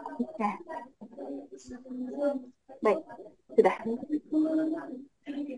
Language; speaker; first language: Indonesian; native; Indonesian